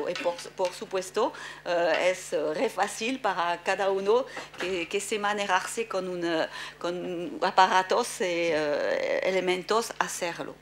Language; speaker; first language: Spanish; non-native, fluent; French